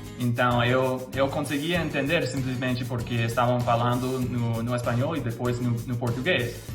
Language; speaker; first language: Portuguese; non-native, fluent; English